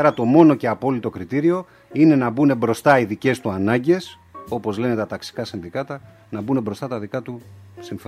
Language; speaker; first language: Greek; native; Greek